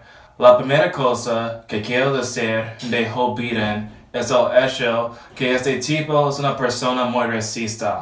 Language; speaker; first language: Spanish; non-native, learner; English